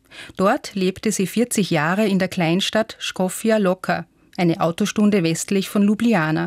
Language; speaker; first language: German; native; German